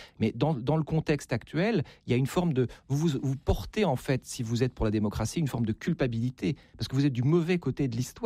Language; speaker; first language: French; native; French